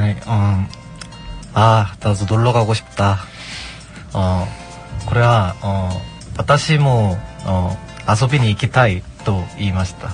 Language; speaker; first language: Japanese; non-native, learner; Korean